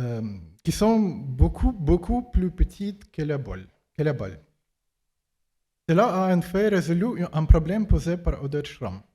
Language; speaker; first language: French; non-native, fluent; Ukrainian